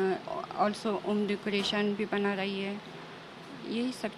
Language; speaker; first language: Hindi; non-native, fluent; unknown